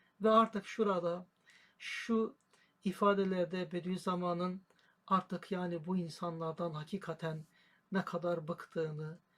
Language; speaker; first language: Turkish; native; Turkish